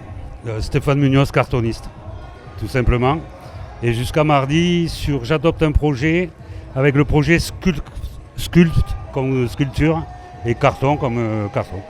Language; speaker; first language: French; native; French